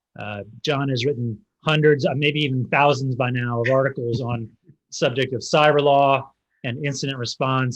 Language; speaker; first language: English; native; English